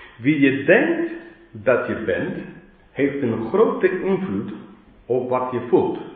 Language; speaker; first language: Dutch; non-native, fluent; English